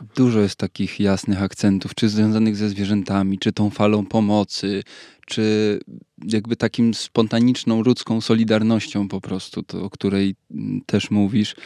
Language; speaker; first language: Polish; native; Polish